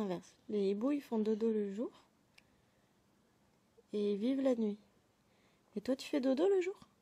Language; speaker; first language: French; native; French